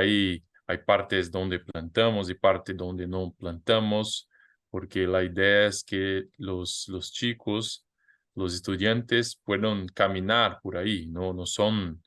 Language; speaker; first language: Spanish; non-native, fluent; Portuguese